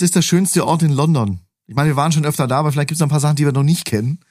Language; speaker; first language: German; native; German